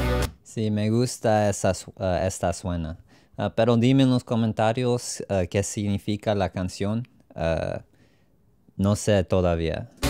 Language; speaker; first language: Spanish; non-native, learner; English